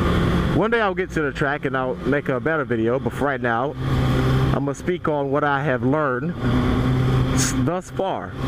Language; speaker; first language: English; native; English